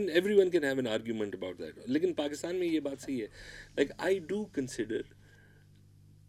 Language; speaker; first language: English; non-native, local second language; Pashto